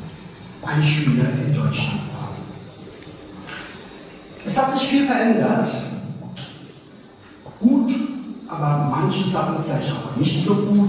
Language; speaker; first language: German; early bilingual, other home language; Turkish